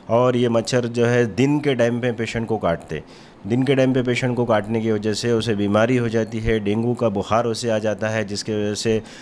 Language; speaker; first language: Hindi; non-native, local second language; Urdu